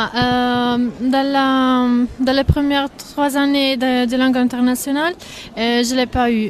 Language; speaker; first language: French; non-native, fluent; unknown